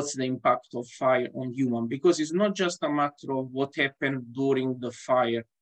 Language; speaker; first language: English; non-native, fluent; Italian